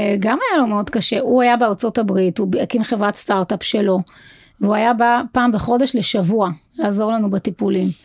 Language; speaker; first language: Hebrew; native; Hebrew